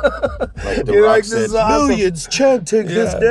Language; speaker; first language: English; native; English